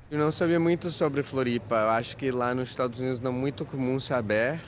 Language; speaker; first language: Portuguese; non-native, fluent; English